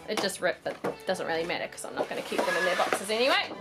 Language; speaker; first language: English; native; English